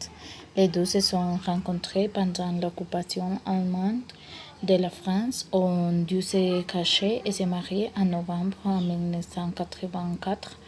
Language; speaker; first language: French; non-native, learner; Spanish